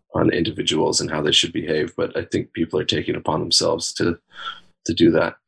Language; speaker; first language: English; native; English